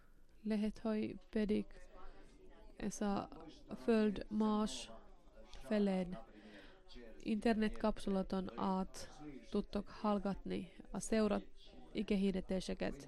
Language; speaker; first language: Hungarian; non-native, learner; Finnish